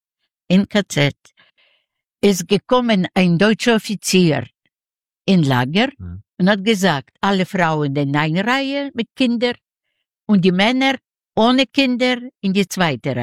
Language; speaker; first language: German; non-native, learner; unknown